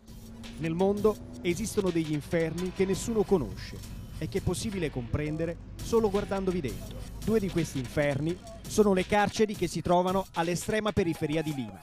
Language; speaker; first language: Italian; native; Italian